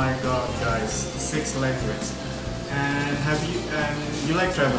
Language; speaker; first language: English; non-native, learner; Indonesian